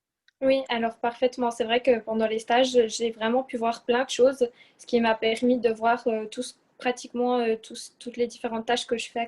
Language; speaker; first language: French; early bilingual, other home language; Portuguese